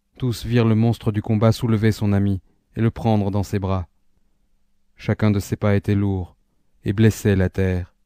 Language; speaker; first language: French; native; French